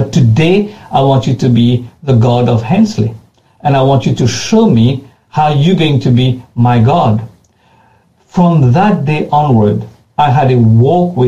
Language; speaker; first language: English; non-native, fluent; French